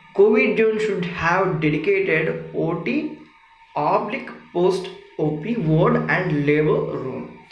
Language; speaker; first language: English; non-native, local second language; Telugu